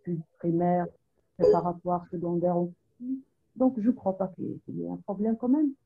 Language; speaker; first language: French; non-native, local second language; Arabic